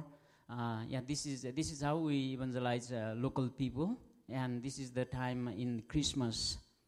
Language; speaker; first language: English; non-native, local second language; Nepali